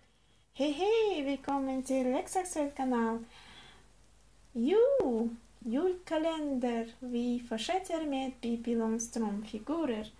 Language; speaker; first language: Swedish; non-native, learner; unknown